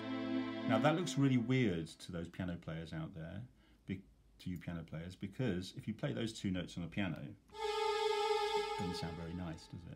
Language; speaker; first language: English; native; English